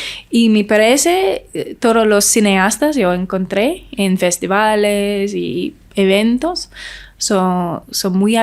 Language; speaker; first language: Spanish; non-native, learner; English